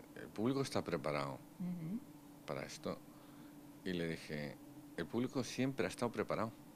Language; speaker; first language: Spanish; native; Spanish